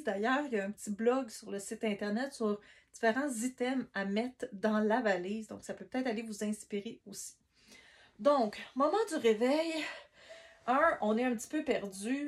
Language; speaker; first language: French; native; French